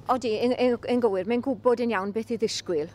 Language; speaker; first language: Welsh; native; Welsh